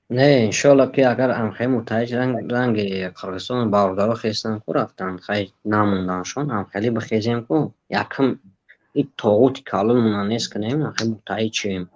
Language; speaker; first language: Tajik; native; Tajik